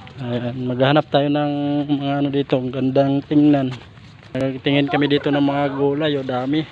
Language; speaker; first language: Filipino; non-native, local second language; Kinaray-a